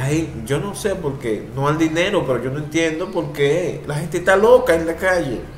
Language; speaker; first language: Spanish; native; Spanish